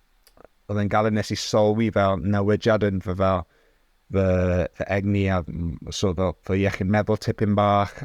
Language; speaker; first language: Welsh; non-native, local second language; English